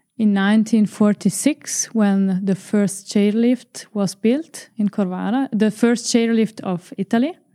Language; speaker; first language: English; non-native, fluent; Italian